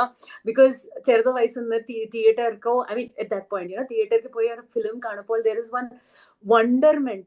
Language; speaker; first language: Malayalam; non-native, learner; Telugu